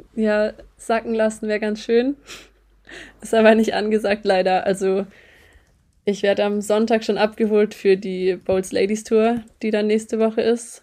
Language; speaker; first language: German; native; German